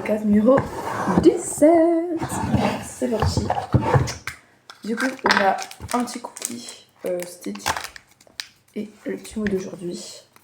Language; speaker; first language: French; native; French